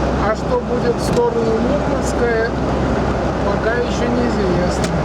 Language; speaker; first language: Russian; native; Russian